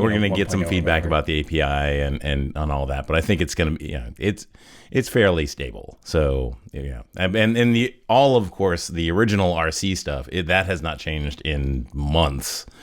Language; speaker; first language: English; native; English